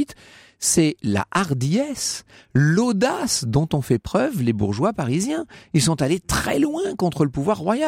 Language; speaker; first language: French; native; French